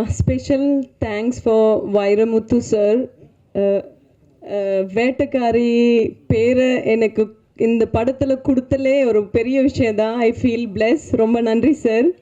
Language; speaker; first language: Tamil; non-native, learner; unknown